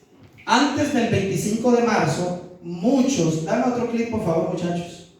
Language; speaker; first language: Spanish; native; Spanish